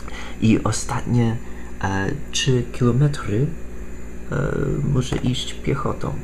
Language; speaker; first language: Polish; non-native, fluent; English